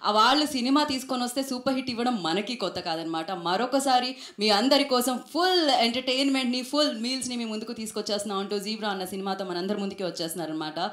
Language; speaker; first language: Telugu; native; Telugu